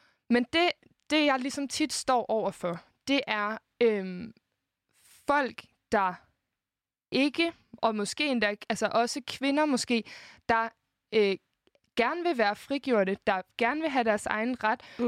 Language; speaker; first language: Danish; native; Danish